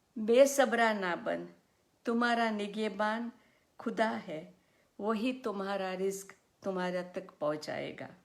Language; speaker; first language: Hindi; non-native, local second language; Gujarati